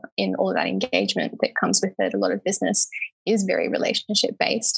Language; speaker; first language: English; native; English